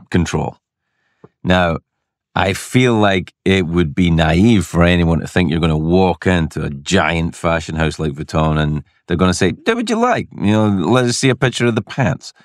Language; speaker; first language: English; native; English